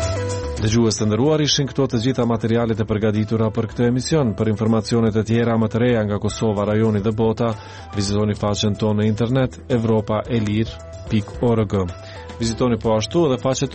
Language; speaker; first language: Albanian; native; Albanian